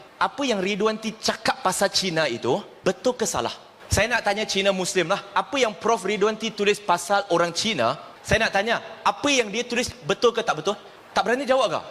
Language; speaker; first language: Malay; non-native, local second language; Chinese